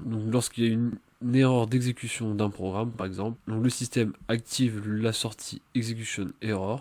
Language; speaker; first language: French; native; French